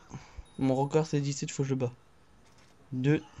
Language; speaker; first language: French; native; French